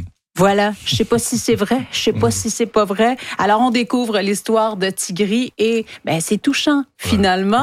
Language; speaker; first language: French; native; French